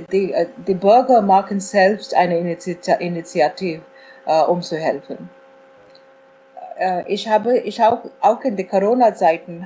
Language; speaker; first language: German; non-native, fluent; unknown